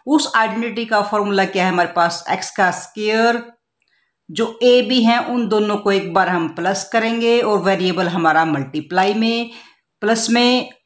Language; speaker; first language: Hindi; native; Hindi